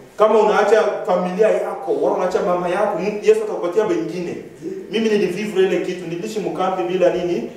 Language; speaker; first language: Swahili; non-native, local second language; Nande